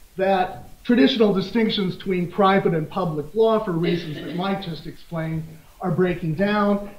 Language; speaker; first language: English; native; English